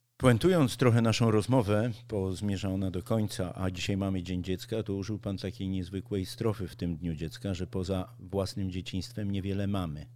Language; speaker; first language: Polish; native; Polish